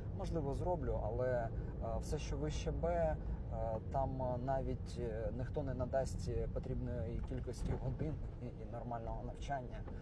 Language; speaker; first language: Ukrainian; native; Ukrainian